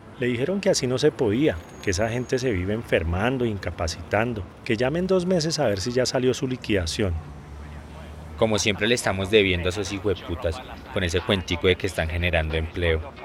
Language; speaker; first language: Spanish; native; Spanish